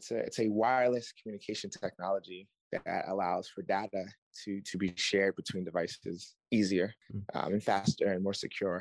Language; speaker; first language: English; native; English